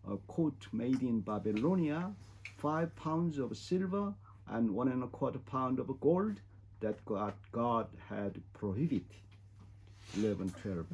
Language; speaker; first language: English; non-native, fluent; Korean